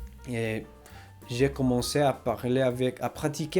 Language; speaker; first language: French; non-native, learner; English